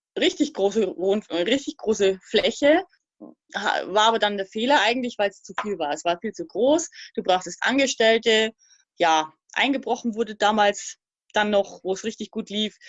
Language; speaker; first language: German; native; German